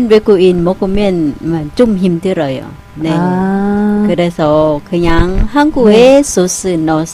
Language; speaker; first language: Korean; non-native, learner; Thai